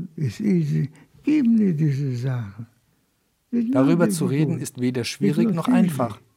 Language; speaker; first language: German; non-native, fluent; Spanish